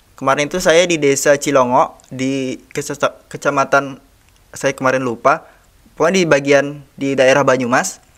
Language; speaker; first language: Indonesian; native; Indonesian